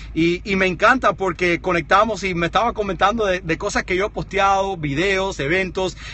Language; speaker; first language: Spanish; early bilingual, heritage; Spanish